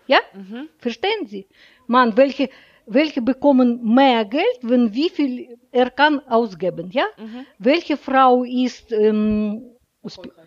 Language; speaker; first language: German; non-native, learner; Russian